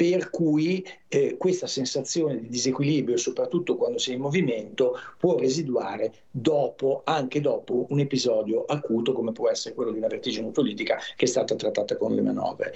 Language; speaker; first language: Italian; native; Italian